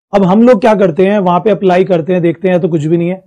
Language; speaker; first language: Hindi; native; Hindi